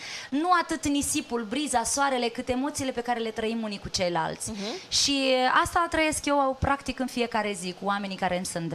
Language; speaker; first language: Romanian; native; Romanian